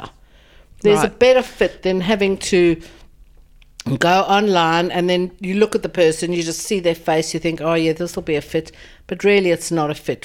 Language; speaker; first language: English; native; English